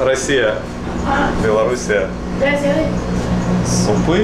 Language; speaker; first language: Russian; native; Russian